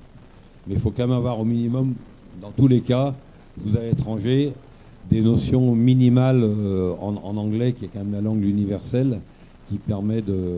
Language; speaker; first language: French; native; French